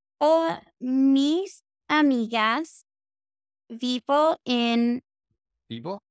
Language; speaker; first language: Spanish; non-native, learner; English